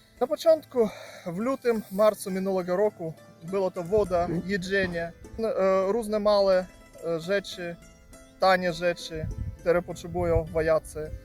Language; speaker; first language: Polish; non-native, fluent; Ukrainian